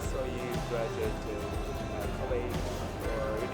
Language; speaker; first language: English; non-native, learner; Japanese